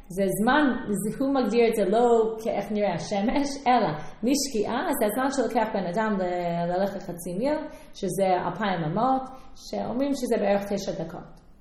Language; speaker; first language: Hebrew; non-native, fluent; English